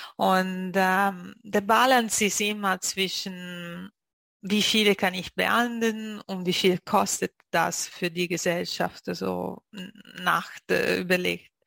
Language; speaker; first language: German; non-native, fluent; Italian